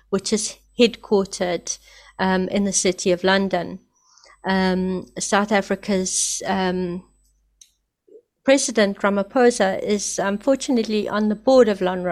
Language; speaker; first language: English; native; English